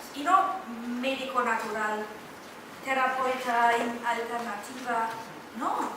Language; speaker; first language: Spanish; non-native, fluent; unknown